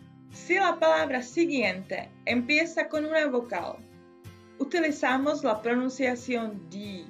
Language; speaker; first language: Spanish; non-native, fluent; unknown